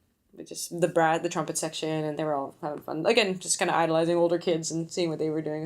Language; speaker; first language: English; native; English